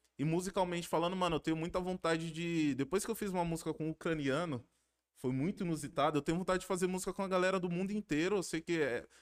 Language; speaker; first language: Portuguese; native; Portuguese